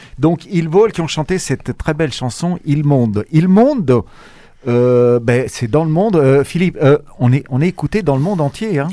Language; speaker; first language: French; native; French